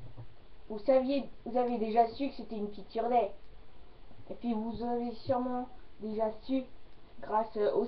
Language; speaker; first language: French; native; French